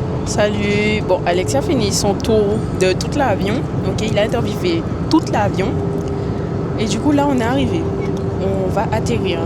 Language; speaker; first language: French; native; French